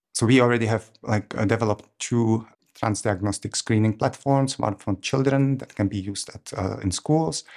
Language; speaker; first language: English; non-native, fluent; Czech